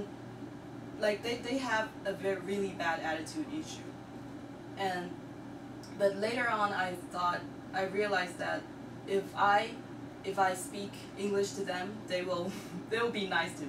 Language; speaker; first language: English; non-native, learner; Chinese